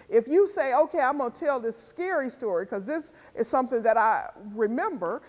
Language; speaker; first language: English; native; English